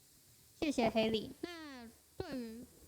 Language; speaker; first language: Chinese; native; Chinese